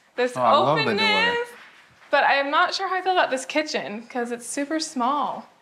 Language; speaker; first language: English; native; English